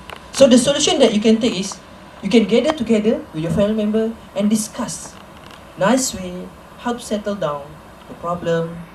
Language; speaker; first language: English; non-native, local second language; Malay